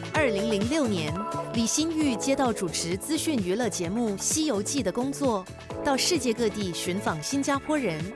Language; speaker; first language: Chinese; native; Chinese